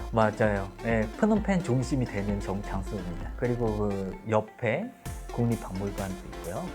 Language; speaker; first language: Korean; non-native, fluent; Khmer